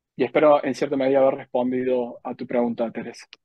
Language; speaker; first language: Spanish; native; Spanish